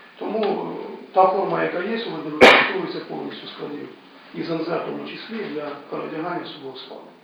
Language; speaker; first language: Ukrainian; non-native, local second language; Russian